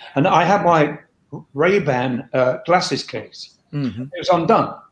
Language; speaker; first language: English; native; English